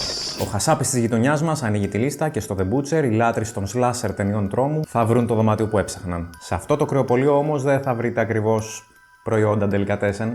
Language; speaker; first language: Greek; native; Greek